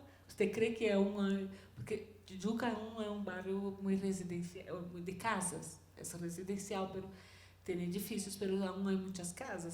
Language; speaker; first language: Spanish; non-native, learner; Portuguese